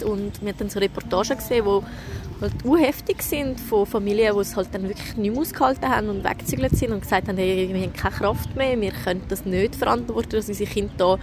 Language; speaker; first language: German; native; German